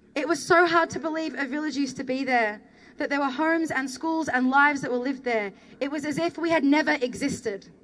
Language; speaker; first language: English; early bilingual, other home language; Arabic